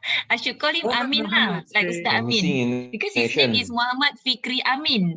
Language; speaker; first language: English; non-native, local second language; Malay